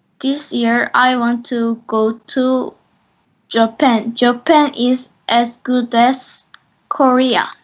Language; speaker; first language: English; non-native, learner; Korean